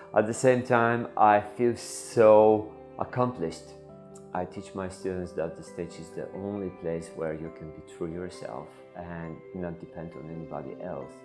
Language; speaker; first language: English; non-native, fluent; Bulgarian